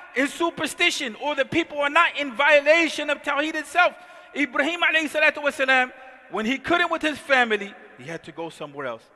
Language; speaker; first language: English; native; English